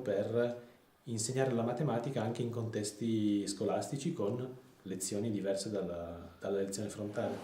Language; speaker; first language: Italian; native; Italian